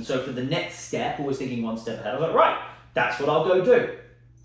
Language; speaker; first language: English; native; English